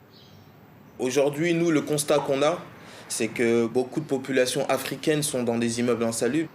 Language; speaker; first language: French; early bilingual, other home language; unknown